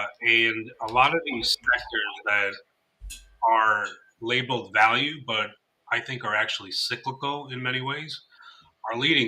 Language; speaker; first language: English; native; English